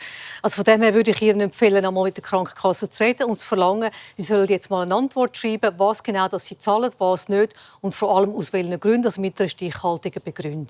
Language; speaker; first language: German; native; German